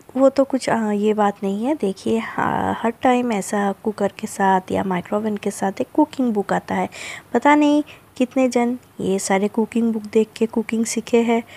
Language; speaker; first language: Hindi; non-native, local second language; Bangla